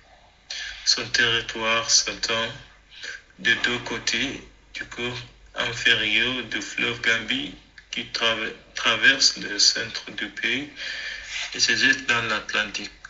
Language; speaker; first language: French; non-native, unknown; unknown